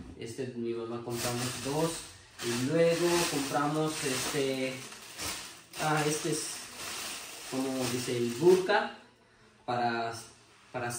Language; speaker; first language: Spanish; non-native, learner; Urdu